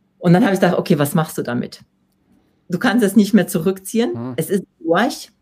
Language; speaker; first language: German; non-native, fluent; Polish